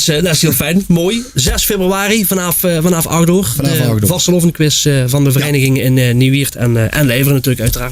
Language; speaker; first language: Dutch; native; Dutch